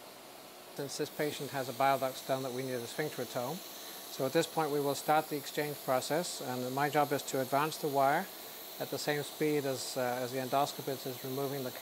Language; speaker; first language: English; native; English